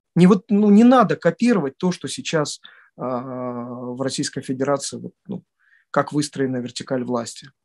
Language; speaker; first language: Russian; native; Russian